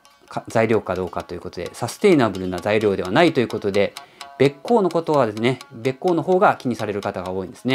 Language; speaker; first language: Japanese; native; Japanese